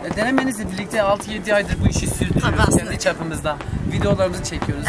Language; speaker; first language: Turkish; non-native, local second language; Kurdish